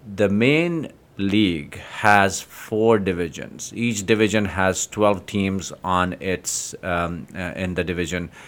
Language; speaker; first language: English; non-native, local second language; Kashmiri